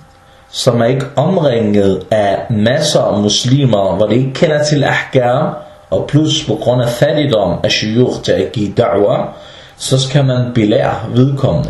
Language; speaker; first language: Danish; early bilingual, other home language; Arabic